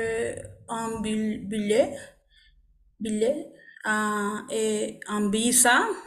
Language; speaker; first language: French; non-native, learner; Spanish